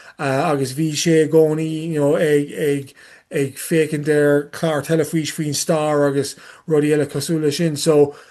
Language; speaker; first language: Irish; non-native, learner; English